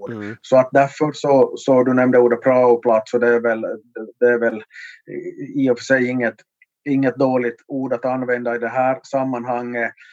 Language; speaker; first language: Swedish; native; Swedish